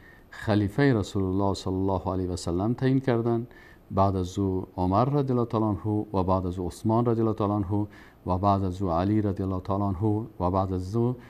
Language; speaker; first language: Persian; native; Persian